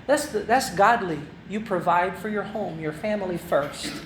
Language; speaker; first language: English; non-native, local second language; Filipino